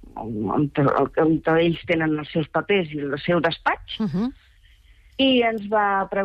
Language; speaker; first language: Catalan; native; Catalan